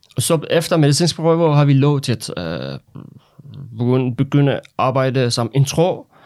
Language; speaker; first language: Danish; non-native, learner; Persian